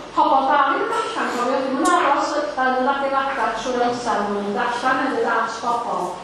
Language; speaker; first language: Welsh; native; Welsh